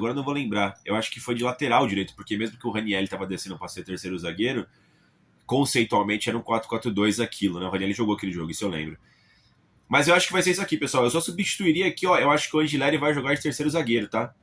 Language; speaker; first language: Portuguese; native; Portuguese